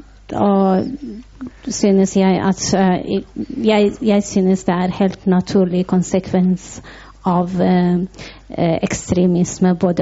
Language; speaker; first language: Norwegian; non-native, fluent; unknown